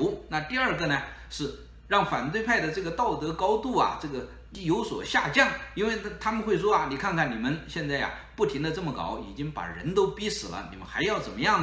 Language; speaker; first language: Chinese; native; Chinese